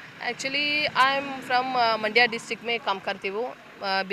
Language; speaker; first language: Hindi; non-native, local second language; Kannada